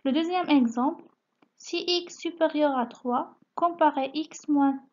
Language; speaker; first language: French; non-native, local second language; Arabic